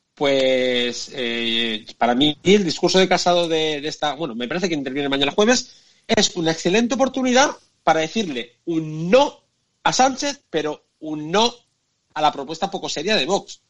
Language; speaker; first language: Spanish; native; Spanish